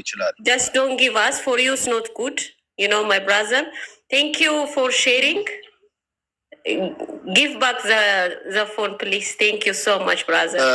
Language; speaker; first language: English; non-native, learner; Amharic